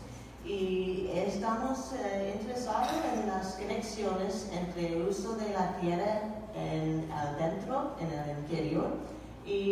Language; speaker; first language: Spanish; non-native, learner; English